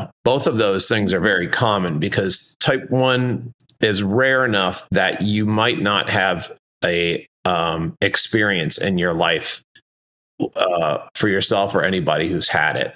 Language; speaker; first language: English; native; English